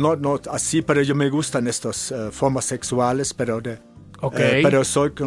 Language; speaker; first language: Spanish; non-native, fluent; German